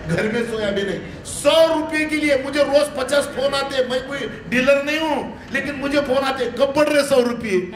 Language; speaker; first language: Hindi; non-native, local second language; Marathi